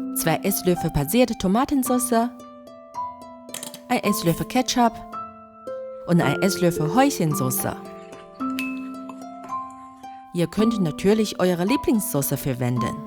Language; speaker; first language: German; non-native, fluent; Chinese